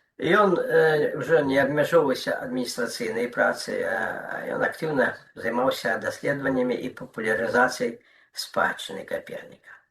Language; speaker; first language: Belarusian; non-native, local second language; Russian